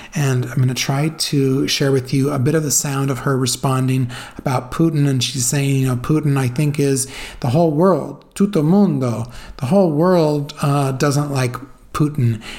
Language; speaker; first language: English; native; English